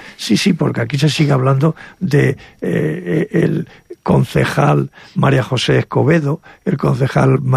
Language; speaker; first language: Spanish; native; Spanish